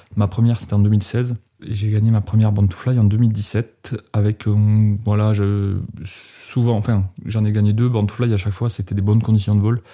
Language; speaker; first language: French; native; French